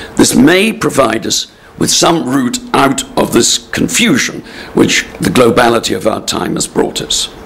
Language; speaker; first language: English; native; English